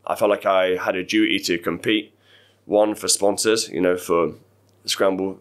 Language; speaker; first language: English; native; English